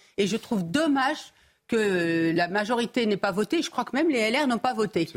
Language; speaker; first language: French; early bilingual, other home language; Arabic